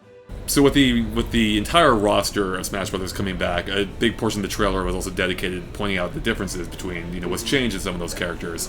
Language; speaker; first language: English; native; English